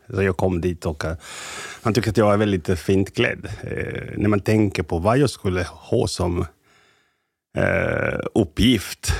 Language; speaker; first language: Swedish; non-native, fluent; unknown